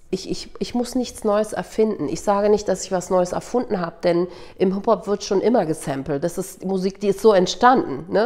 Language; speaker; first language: German; early bilingual, other home language; Turkish